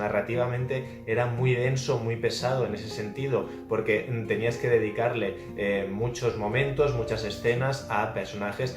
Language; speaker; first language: Spanish; native; Spanish